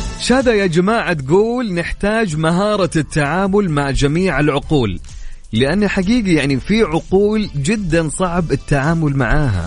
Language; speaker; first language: Arabic; native; Arabic